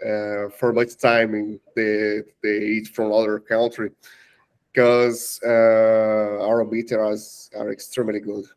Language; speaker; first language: English; non-native, learner; Portuguese